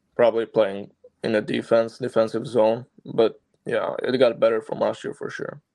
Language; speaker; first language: English; non-native, fluent; Slovak